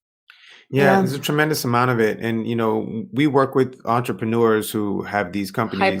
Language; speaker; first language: English; native; English